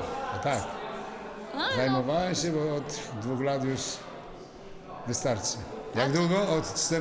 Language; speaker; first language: Polish; native; Polish